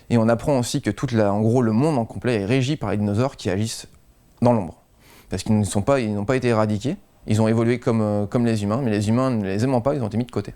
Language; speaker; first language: French; native; French